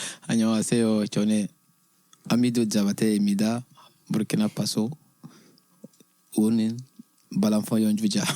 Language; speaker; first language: Korean; non-native, learner; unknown